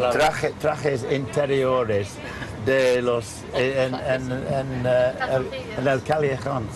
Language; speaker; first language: Spanish; non-native, learner; English